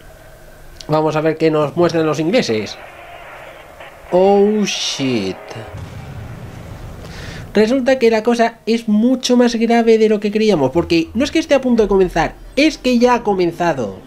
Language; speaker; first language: Spanish; native; Spanish